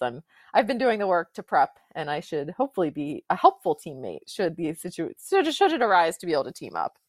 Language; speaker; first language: English; native; English